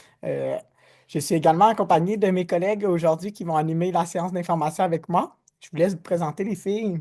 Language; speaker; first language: French; native; French